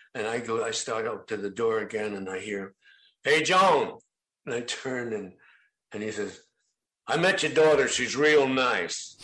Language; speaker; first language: English; native; English